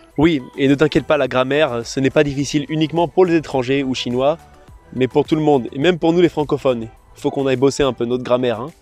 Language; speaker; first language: French; native; French